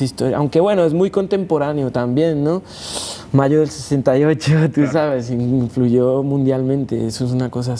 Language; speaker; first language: Spanish; native; Spanish